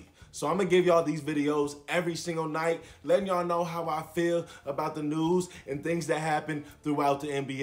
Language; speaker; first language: English; native; English